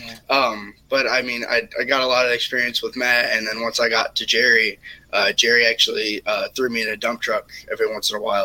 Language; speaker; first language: English; native; English